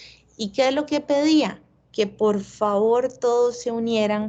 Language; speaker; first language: Spanish; native; Spanish